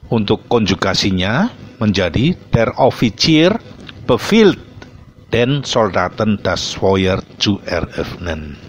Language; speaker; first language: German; non-native, fluent; Indonesian